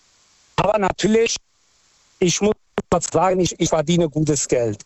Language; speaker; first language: German; early bilingual, other home language; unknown